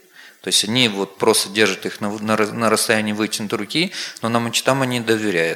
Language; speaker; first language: Russian; native; Russian